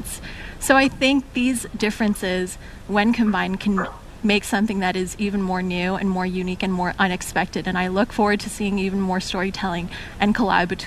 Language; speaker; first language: English; native; English